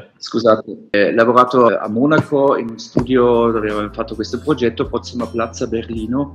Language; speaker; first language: Italian; non-native, learner; German